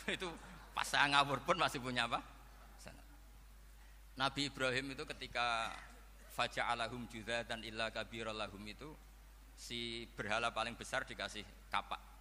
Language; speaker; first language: Indonesian; non-native, local second language; Javanese